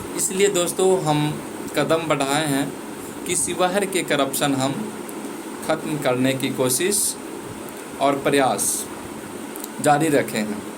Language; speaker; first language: Hindi; native; Hindi